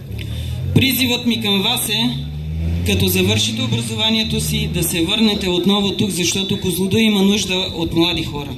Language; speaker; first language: Bulgarian; native; Bulgarian